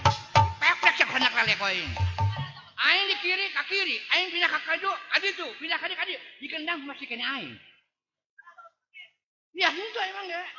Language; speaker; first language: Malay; non-native, local second language; Sundanese